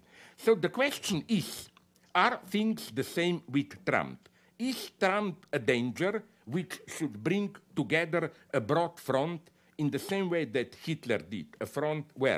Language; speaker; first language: English; non-native, fluent; Slovenian